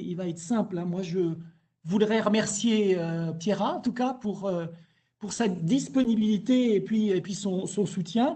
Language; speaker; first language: French; native; French